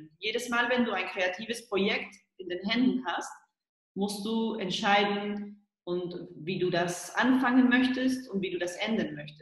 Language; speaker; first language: German; early bilingual, heritage; Spanish